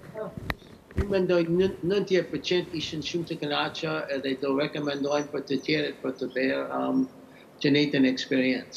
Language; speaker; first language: Albanian; early bilingual, heritage; English